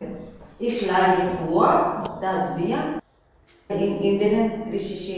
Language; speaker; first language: German; non-native, learner; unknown